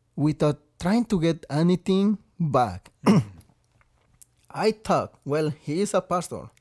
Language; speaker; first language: English; non-native, learner; Spanish